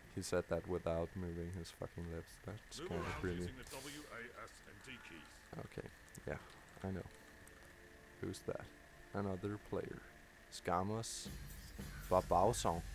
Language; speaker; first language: English; non-native, fluent; Danish